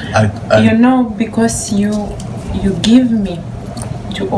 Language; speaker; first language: English; non-native, learner; Hebrew